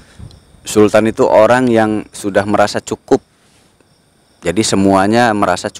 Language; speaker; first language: Indonesian; native; Indonesian